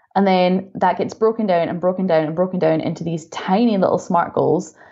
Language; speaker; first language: English; native; English